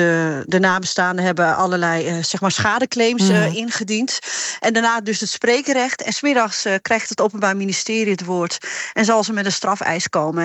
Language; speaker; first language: Dutch; native; Dutch